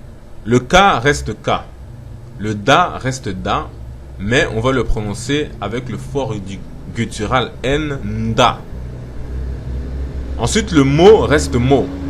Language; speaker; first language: French; non-native, local second language; Lingala